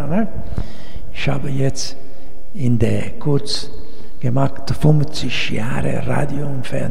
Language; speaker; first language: German; non-native, learner; Italian